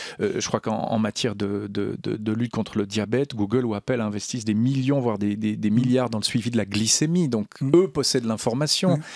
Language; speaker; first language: French; native; French